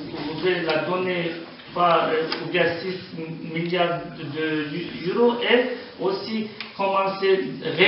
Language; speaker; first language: French; non-native, learner; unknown